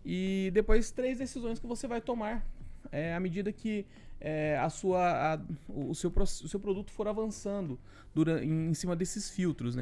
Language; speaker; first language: Portuguese; native; Portuguese